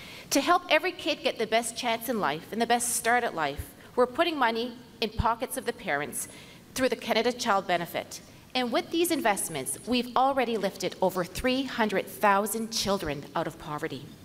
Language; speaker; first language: English; non-native, local second language; French